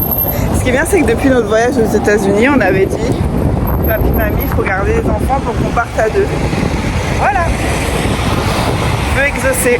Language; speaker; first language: French; native; French